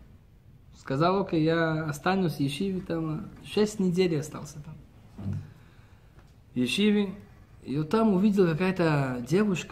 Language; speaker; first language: Russian; early bilingual, heritage; Russian